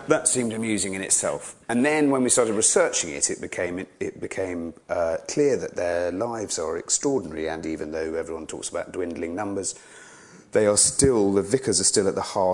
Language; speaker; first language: English; native; English